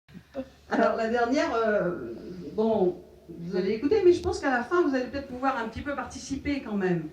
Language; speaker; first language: French; native; French